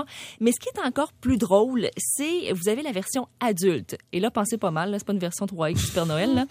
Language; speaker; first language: French; native; French